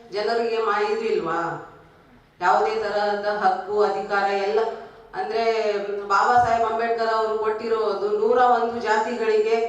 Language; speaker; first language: Kannada; non-native, local second language; Lambadi